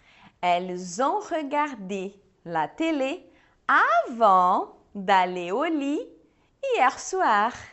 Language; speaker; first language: French; non-native, fluent; Portuguese